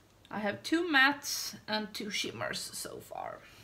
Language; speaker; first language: English; non-native, fluent; Swedish